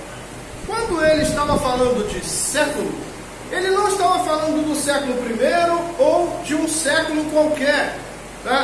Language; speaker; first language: Portuguese; native; Portuguese